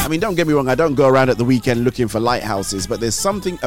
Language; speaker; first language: English; non-native, local second language; Yoruba